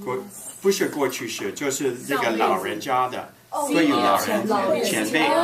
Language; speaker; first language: Chinese; non-native, fluent; English